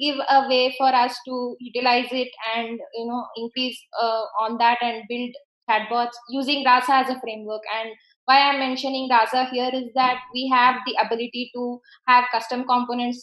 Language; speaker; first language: English; non-native, local second language; Tamil